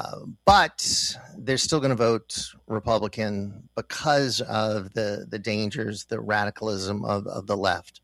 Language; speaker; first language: English; native; English